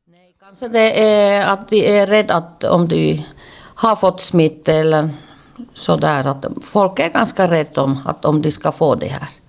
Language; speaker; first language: Swedish; non-native, local second language; Finnish